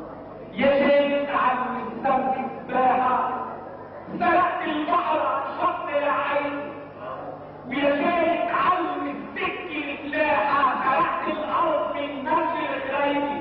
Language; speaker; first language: Arabic; native; Arabic